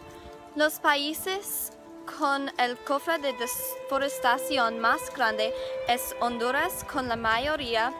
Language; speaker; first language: Spanish; non-native, learner; English